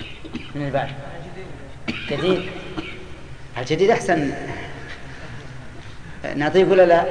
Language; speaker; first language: Arabic; native; Arabic